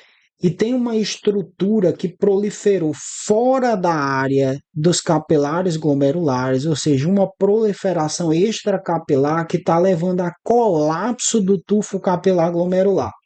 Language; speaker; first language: Portuguese; native; Portuguese